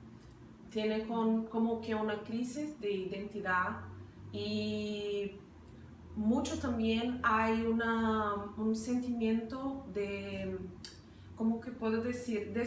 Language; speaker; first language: Spanish; non-native, fluent; Portuguese